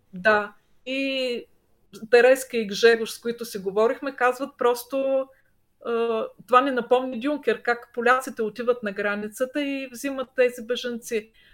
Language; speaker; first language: Bulgarian; native; Bulgarian